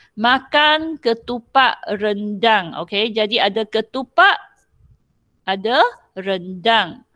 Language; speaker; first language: Malay; non-native, local second language; Chinese